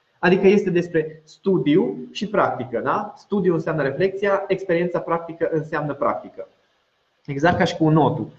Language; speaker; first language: Romanian; non-native, local second language; Hungarian